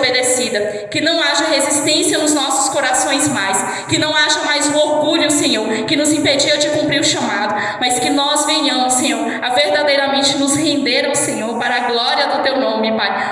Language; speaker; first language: Portuguese; native; Portuguese